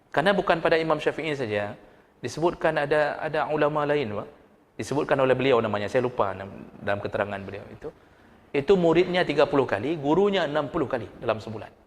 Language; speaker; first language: Malay; non-native, local second language; Achinese